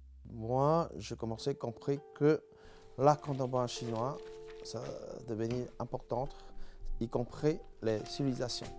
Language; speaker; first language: French; non-native, fluent; Chinese